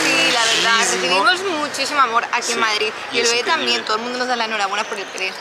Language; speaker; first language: Spanish; native; Spanish